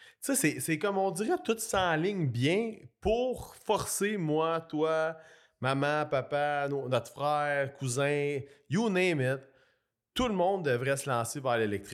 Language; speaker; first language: French; native; French